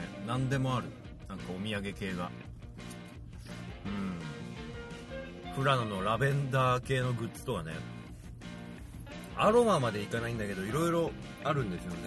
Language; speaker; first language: Japanese; native; Japanese